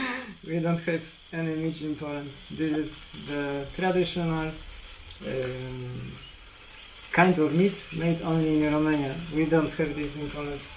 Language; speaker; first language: English; non-native, learner; Polish